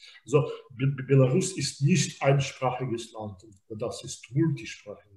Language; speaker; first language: German; non-native, fluent; Belarusian